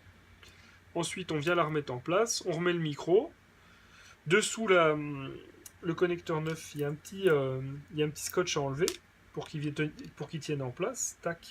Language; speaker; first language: French; native; French